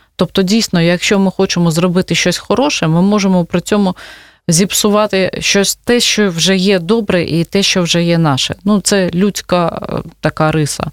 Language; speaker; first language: Ukrainian; non-native, local second language; Russian